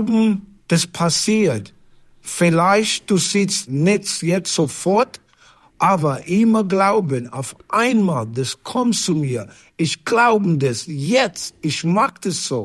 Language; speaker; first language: German; non-native, learner; English